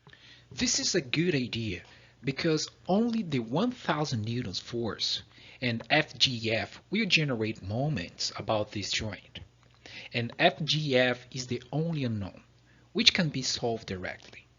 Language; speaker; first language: English; non-native, fluent; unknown